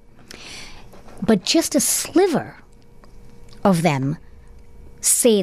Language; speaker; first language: English; non-native, local second language; Tamil